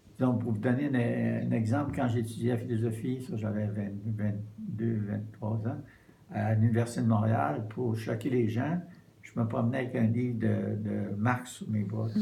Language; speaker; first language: French; native; French